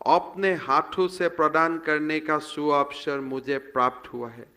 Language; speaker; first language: Hindi; non-native, local second language; Assamese